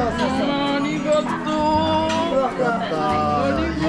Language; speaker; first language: Japanese; native; Japanese